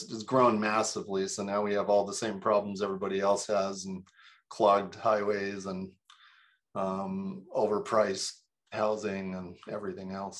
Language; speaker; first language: English; native; English